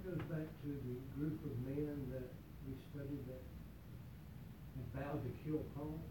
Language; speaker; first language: English; native; English